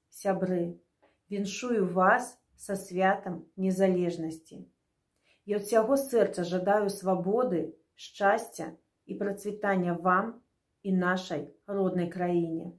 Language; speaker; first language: Belarusian; non-native, local second language; Russian